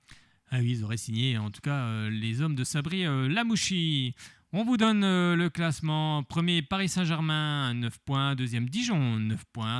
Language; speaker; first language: French; native; French